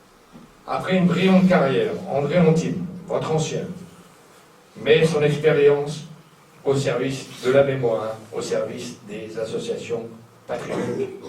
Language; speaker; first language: French; native; French